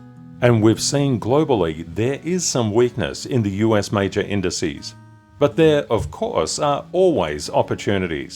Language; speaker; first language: English; native; English